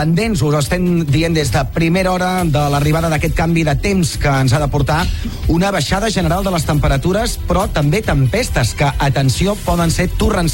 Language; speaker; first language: Catalan; native; Catalan